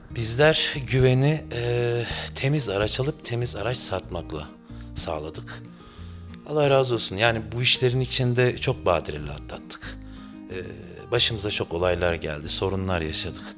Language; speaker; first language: Turkish; native; Turkish